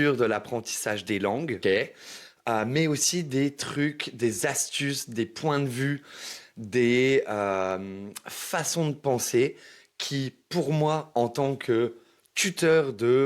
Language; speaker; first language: French; native; French